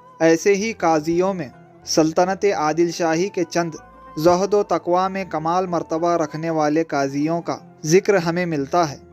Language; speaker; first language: Urdu; native; Urdu